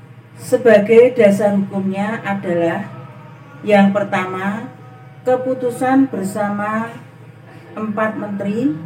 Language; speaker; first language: Indonesian; native; Indonesian